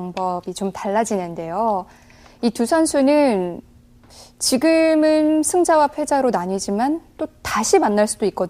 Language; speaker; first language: Korean; native; Korean